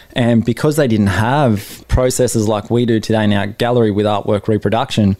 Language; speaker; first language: English; native; English